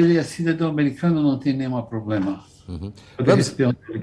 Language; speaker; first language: Portuguese; non-native, fluent; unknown